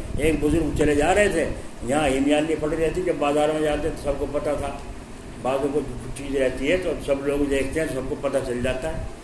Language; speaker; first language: Urdu; native; Urdu